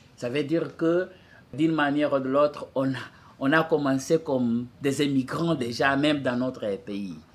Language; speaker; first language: French; non-native, fluent; Portuguese